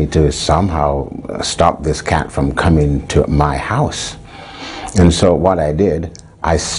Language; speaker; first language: English; native; English